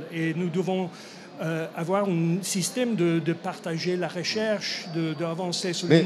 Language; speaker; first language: French; non-native, fluent; English